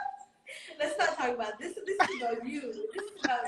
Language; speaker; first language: English; native; English